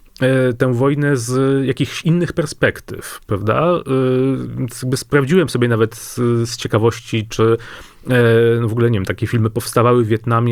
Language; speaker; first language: Polish; native; Polish